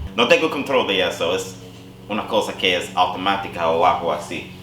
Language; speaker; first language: Spanish; non-native, learner; English